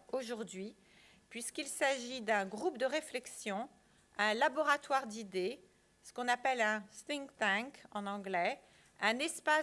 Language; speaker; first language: French; native; French